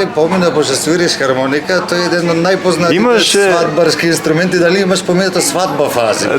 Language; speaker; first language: Macedonian; native; Macedonian